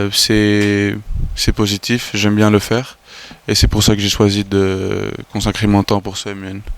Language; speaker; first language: French; non-native, fluent; Greek